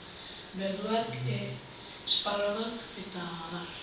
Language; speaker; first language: Basque; non-native, local second language; Spanish